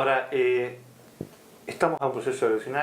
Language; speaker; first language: Spanish; native; Spanish